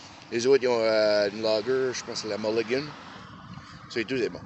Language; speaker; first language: French; native; French